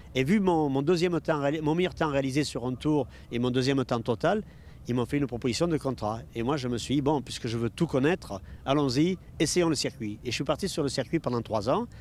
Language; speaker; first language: French; native; French